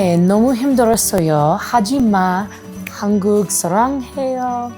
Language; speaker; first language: Korean; non-native, learner; English